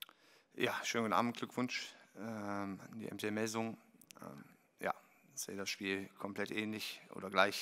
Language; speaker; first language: German; native; German